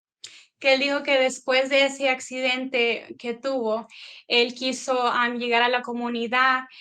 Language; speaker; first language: Spanish; early bilingual, heritage; Spanish